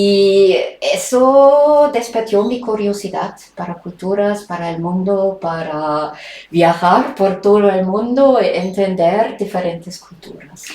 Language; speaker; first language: Spanish; non-native, fluent; German